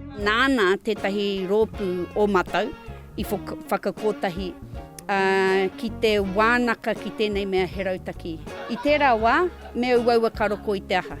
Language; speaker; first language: Māori; non-native, local second language; English